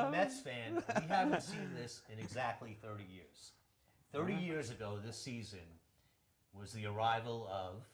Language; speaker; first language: English; native; English